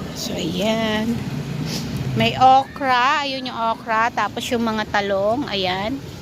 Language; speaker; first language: Filipino; native; Filipino